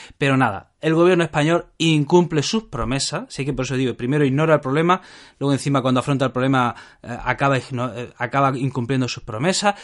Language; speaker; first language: Spanish; native; Spanish